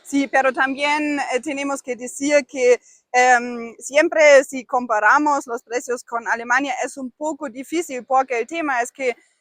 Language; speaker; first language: Spanish; non-native, fluent; German